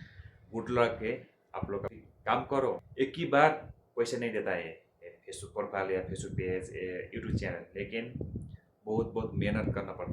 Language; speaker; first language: Hindi; non-native, learner; Nepali